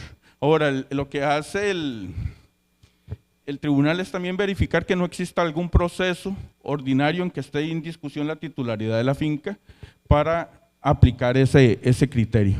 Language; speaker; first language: Spanish; native; Spanish